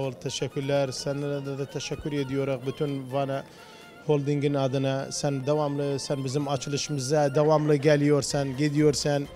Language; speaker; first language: Turkish; non-native, fluent; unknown